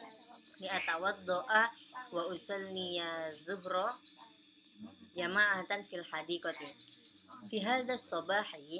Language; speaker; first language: Arabic; non-native, learner; Indonesian